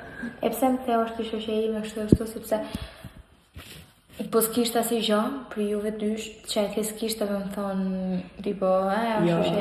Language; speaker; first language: Albanian; early bilingual, heritage; Albanian